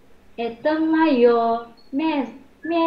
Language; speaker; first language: Russian; non-native, learner; Vietnamese